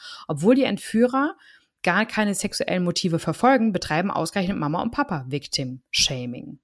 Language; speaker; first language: German; native; German